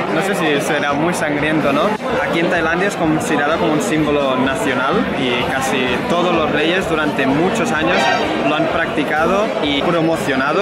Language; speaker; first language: Spanish; non-native, local second language; Catalan